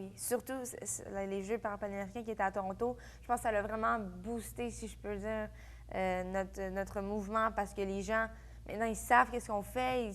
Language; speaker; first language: French; native; French